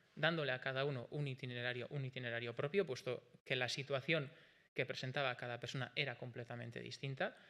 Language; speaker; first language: Spanish; non-native, local second language; Basque